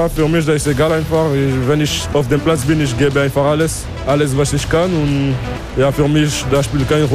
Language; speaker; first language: German; non-native, local second language; French